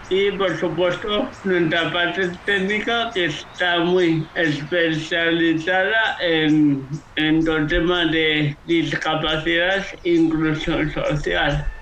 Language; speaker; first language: Spanish; native; Spanish